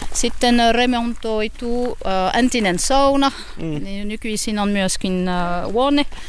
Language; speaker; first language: Finnish; non-native, learner; French